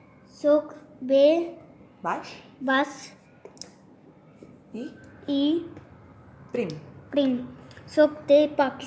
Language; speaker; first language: Catalan; non-native, learner; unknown